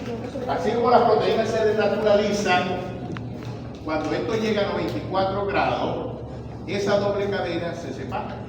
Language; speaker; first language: Spanish; native; Spanish